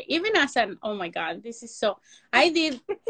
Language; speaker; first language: English; non-native, fluent; Spanish